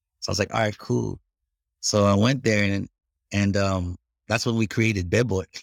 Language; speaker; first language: English; early bilingual, other home language; Filipino